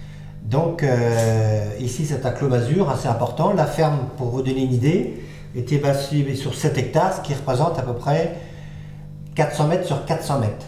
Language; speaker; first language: French; native; French